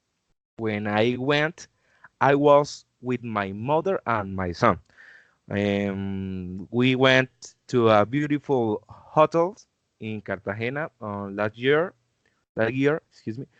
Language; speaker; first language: English; non-native, learner; Spanish